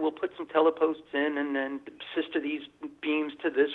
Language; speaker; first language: English; native; English